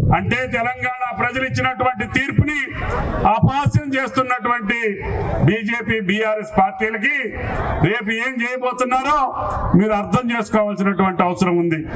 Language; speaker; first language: Telugu; native; Telugu